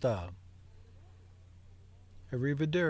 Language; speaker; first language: Italian; non-native, learner; English